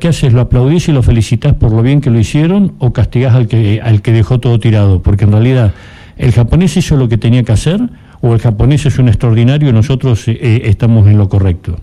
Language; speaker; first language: Spanish; native; Spanish